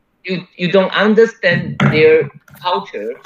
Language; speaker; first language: English; non-native, fluent; Chinese